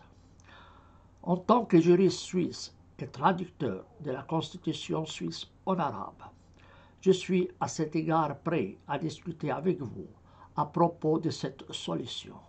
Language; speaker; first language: French; non-native, fluent; Arabic